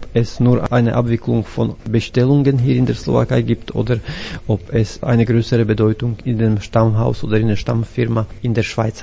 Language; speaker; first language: German; non-native, fluent; Slovak